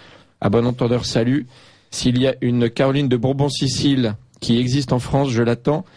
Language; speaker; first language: French; native; French